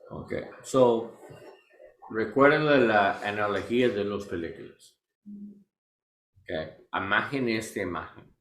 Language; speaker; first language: Spanish; non-native, learner; English